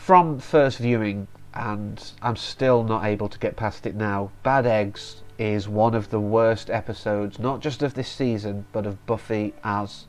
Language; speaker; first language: English; native; English